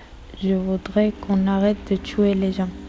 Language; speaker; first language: French; non-native, learner; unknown